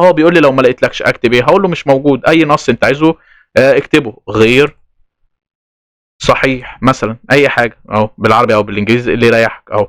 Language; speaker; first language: Arabic; native; Arabic